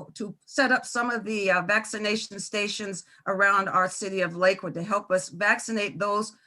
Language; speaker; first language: English; native; English